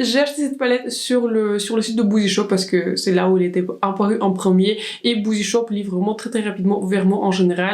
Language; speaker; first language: French; native; French